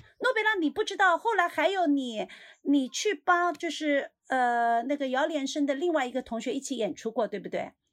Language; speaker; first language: Chinese; native; Chinese